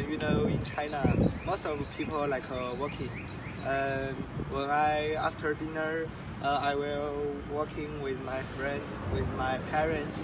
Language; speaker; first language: English; non-native, learner; Chinese